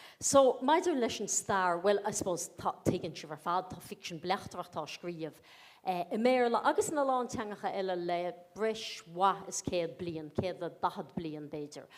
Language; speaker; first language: Irish; native; Irish